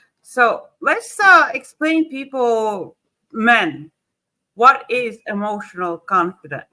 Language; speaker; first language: English; non-native, fluent; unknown